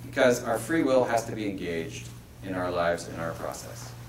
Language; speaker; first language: English; native; English